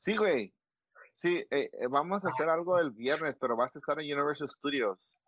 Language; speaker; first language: Spanish; early bilingual, heritage; Spanish